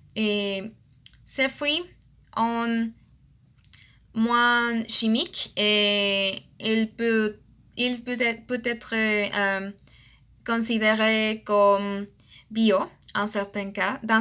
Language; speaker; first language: French; non-native, learner; Spanish